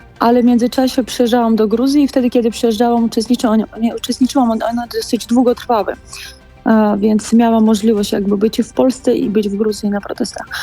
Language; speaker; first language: Polish; non-native, fluent; Georgian